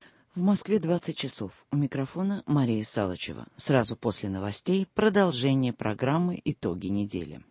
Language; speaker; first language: Russian; native; Russian